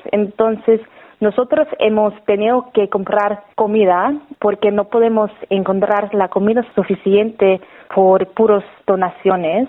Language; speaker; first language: Spanish; non-native, fluent; English